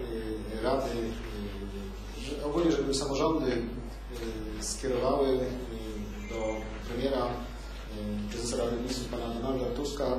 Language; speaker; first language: Polish; native; Polish